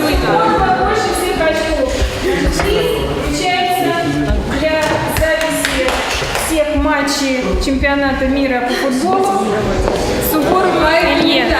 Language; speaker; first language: Russian; native; Russian